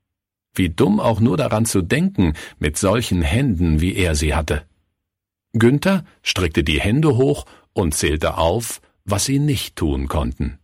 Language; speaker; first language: German; native; German